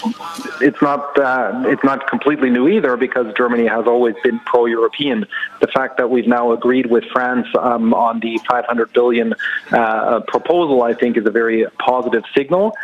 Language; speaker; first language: English; non-native, fluent; German